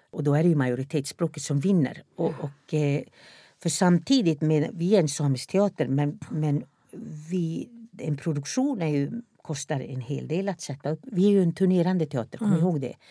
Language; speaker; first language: Swedish; non-native, local second language; Northern Sami